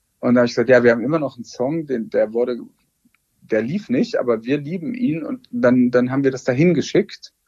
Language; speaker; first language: German; native; German